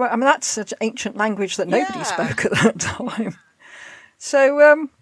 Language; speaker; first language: English; native; English